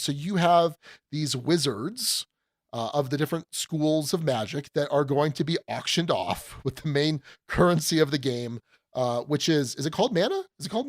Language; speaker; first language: English; native; English